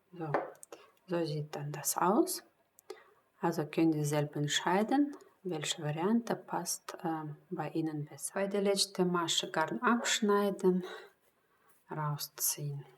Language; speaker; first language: German; non-native, fluent; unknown